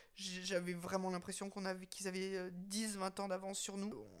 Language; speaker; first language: French; native; French